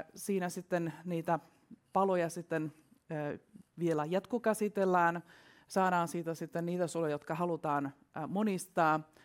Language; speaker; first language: Finnish; non-native, fluent; Russian